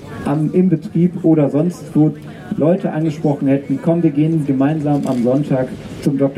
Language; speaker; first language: German; native; German